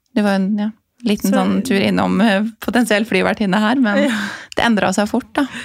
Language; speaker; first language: Norwegian; native; Norwegian